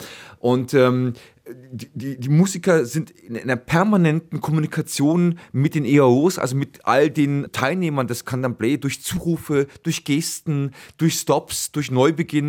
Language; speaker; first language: German; native; German